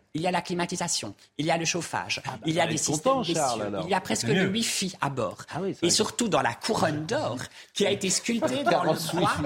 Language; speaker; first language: French; native; French